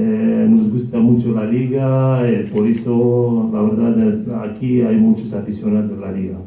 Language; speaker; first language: Spanish; non-native, fluent; Arabic